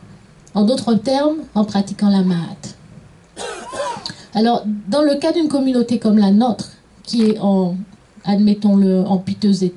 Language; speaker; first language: French; native; French